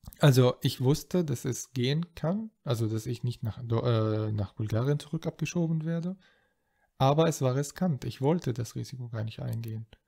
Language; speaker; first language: German; non-native, fluent; Arabic